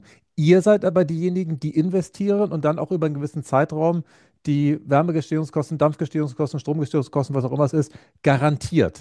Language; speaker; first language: German; native; German